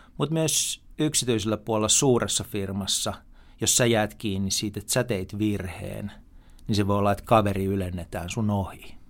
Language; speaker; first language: Finnish; native; Finnish